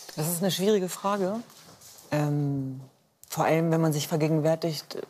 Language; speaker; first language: German; native; German